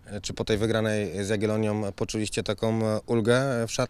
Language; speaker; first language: Polish; native; Polish